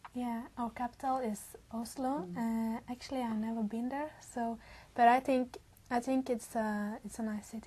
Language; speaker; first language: English; non-native, learner; Norwegian